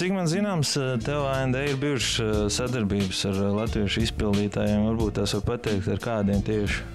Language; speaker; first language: Latvian; native; Latvian